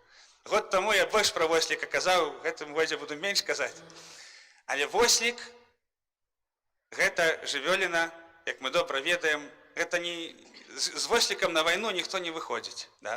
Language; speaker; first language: Belarusian; native; Belarusian